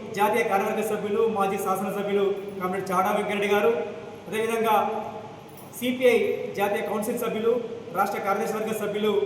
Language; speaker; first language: Telugu; native; Telugu